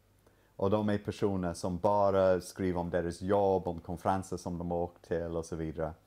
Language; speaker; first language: Swedish; non-native, fluent; English